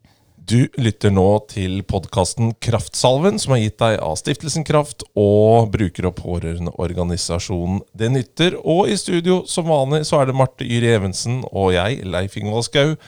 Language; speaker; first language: Norwegian; native; Norwegian